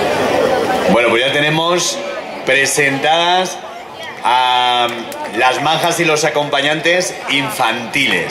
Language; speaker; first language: Spanish; native; Spanish